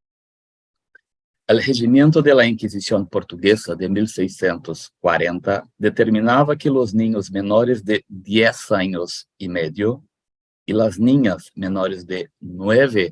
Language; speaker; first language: Spanish; non-native, fluent; Portuguese